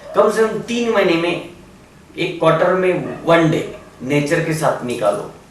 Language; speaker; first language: Hindi; non-native, local second language; Marathi